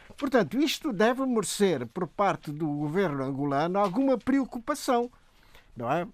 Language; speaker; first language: Portuguese; non-native, local second language; Upper Guinea Crioulo